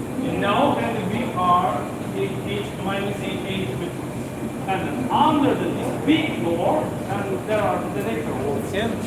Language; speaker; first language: English; non-native, fluent; Turkish